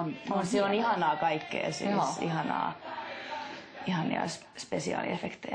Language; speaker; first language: Finnish; native; Finnish